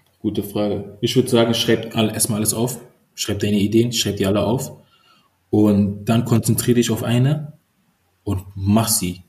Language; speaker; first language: German; early bilingual, other home language; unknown